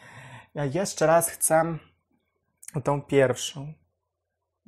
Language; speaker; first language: Polish; non-native, learner; Ukrainian